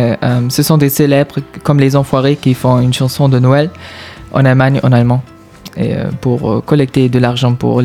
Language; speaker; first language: French; non-native, fluent; German